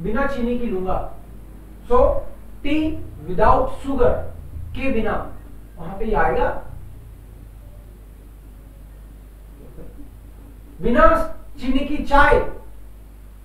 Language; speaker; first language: Hindi; native; Hindi